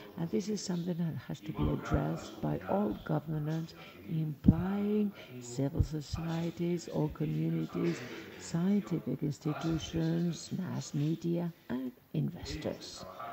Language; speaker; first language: English; non-native, fluent; Spanish